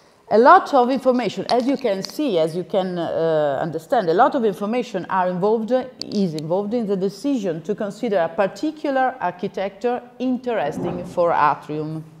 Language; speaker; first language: English; non-native, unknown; Italian